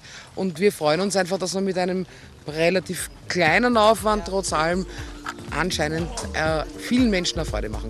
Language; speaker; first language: German; native; German